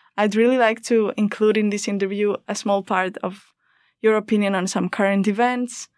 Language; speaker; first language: English; non-native, fluent; Greek